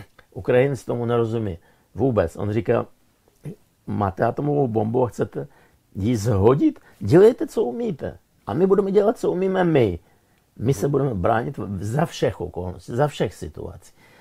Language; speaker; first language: Czech; non-native, fluent; Russian